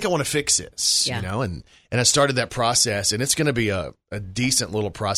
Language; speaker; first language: English; native; English